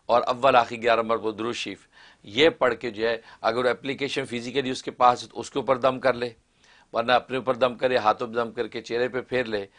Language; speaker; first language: Urdu; non-native, local second language; Kashmiri